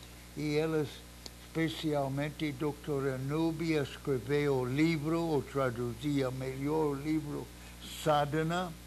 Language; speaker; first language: Portuguese; non-native, fluent; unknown